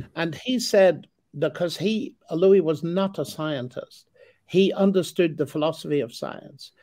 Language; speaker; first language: English; native; English